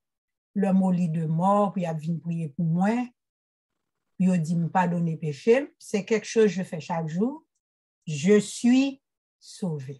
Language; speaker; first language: French; non-native, local second language; Haitian Creole